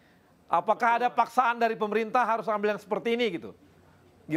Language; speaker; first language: Indonesian; native; Indonesian